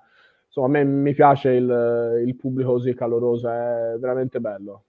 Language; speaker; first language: Italian; native; Italian